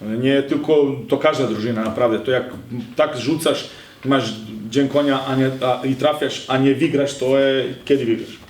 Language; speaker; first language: Polish; non-native, learner; Serbian